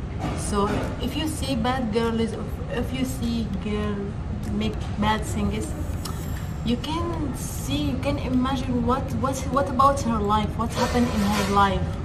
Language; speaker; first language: English; non-native, learner; Arabic